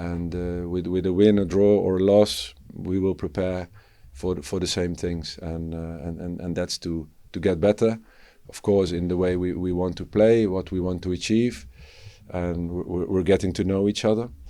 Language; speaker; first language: English; non-native, fluent; Dutch